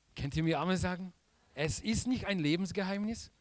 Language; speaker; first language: German; non-native, fluent; Polish